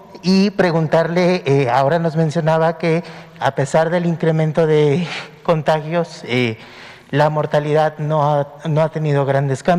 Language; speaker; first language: Spanish; native; Spanish